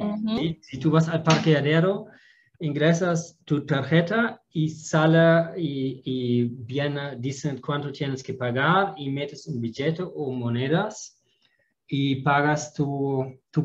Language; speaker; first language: Spanish; non-native, fluent; German